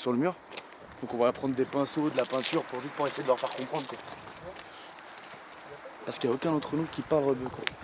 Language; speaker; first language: French; native; French